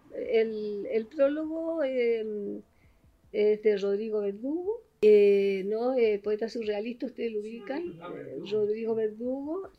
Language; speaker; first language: Spanish; native; Spanish